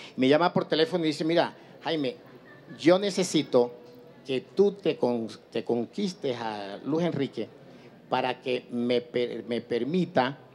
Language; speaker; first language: Spanish; native; Spanish